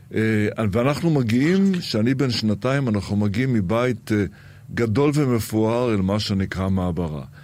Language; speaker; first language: Hebrew; early bilingual, other home language; Arabic